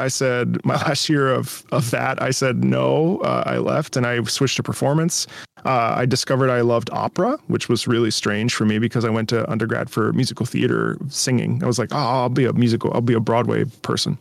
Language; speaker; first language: English; early bilingual, other home language; Italian